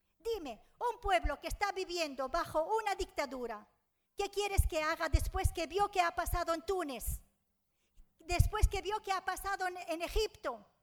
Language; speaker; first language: Spanish; non-native, fluent; Arabic